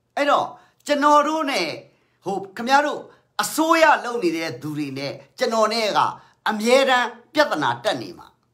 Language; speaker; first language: Burmese; native; Burmese